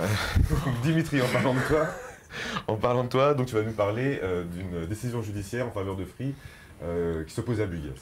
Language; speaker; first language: French; native; French